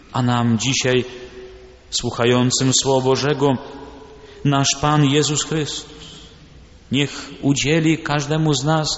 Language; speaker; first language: Polish; early bilingual, other home language; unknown